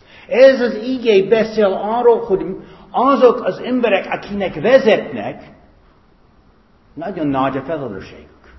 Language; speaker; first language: Hungarian; non-native, fluent; English